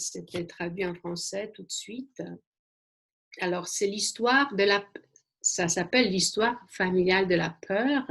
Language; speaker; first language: French; non-native, fluent; Polish